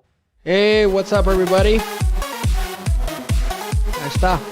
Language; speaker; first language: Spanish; early bilingual, heritage; Spanish